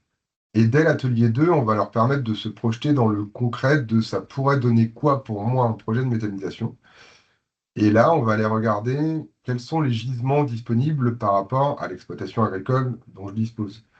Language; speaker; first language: French; native; French